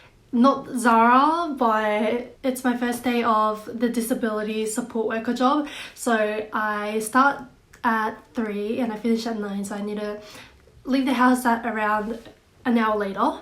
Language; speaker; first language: English; non-native, fluent; Korean